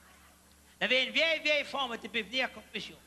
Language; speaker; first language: French; native; French